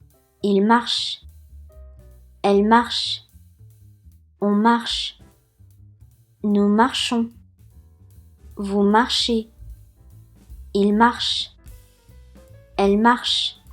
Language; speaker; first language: French; non-native, fluent; Japanese